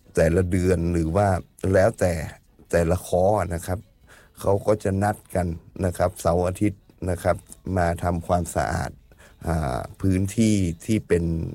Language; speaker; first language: Thai; native; Thai